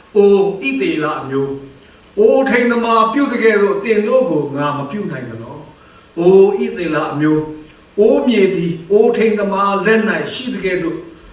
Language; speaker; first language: Burmese; non-native, local second language; Karen languages